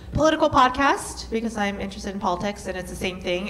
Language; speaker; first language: English; native; English